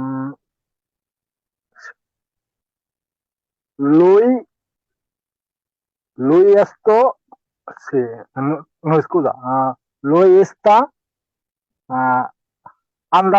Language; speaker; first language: Italian; non-native, learner; Bangla